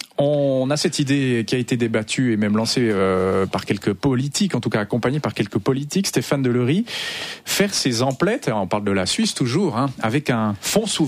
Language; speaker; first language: French; native; French